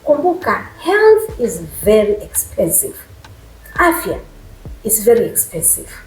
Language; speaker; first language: English; non-native, local second language; Swahili